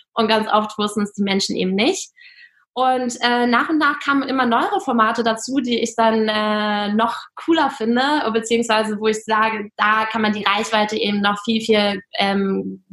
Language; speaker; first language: German; non-native, fluent; Russian